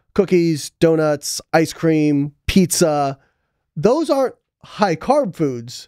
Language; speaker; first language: English; native; English